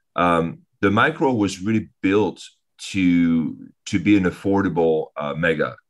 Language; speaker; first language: English; early bilingual, other home language; French